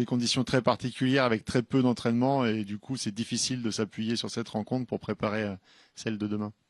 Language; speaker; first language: French; native; French